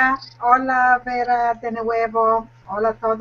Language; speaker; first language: Spanish; non-native, learner; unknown